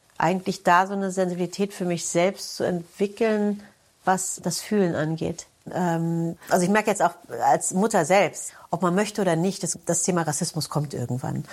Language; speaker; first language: German; native; German